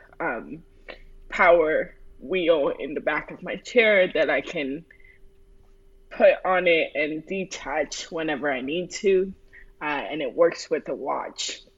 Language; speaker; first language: English; early bilingual, other home language; Spanish